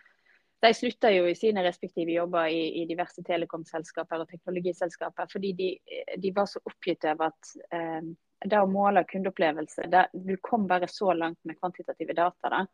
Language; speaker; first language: Norwegian; native; Norwegian